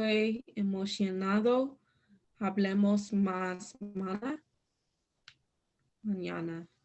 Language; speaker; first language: Spanish; non-native, learner; English